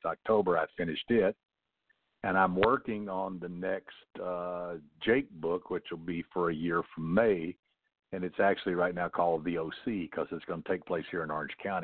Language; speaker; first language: English; native; English